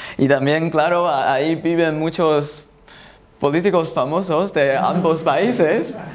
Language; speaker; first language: Spanish; non-native, fluent; Chinese